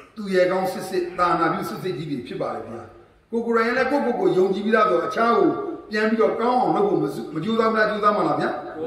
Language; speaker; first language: Burmese; native; Burmese